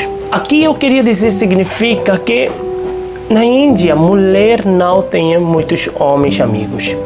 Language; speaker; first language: Portuguese; non-native, local second language; Hindi